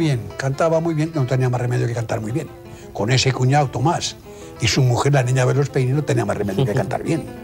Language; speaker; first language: Spanish; native; Spanish